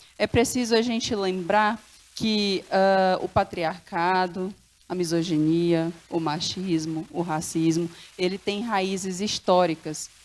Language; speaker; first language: Portuguese; non-native, local second language; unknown